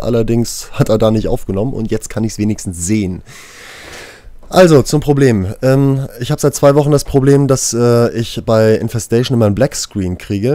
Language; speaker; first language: German; native; German